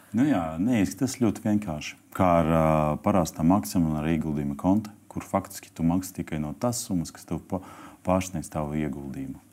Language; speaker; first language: Latvian; non-native, local second language; Russian